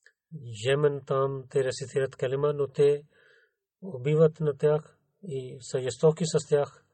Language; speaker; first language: Bulgarian; non-native, learner; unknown